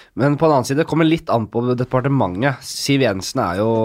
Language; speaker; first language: Norwegian; native; Norwegian